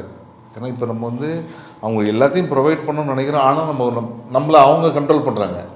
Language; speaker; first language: Tamil; native; Tamil